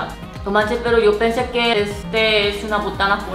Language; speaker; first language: Spanish; non-native, learner; Korean